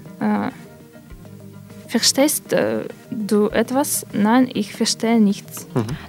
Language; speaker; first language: German; non-native, learner; Russian